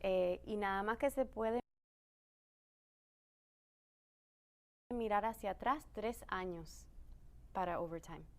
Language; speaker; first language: Spanish; early bilingual, other home language; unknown